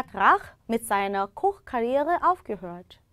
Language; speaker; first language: German; non-native, fluent; Korean